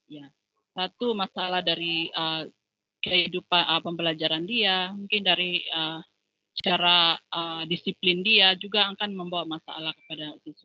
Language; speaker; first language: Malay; non-native, local second language; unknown